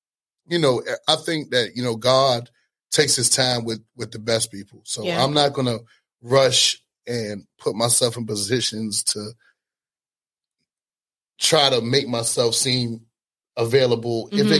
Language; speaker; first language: English; native; English